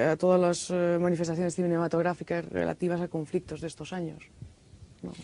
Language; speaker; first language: Spanish; native; Spanish